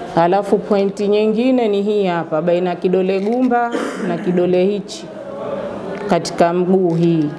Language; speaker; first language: Swahili; native; Swahili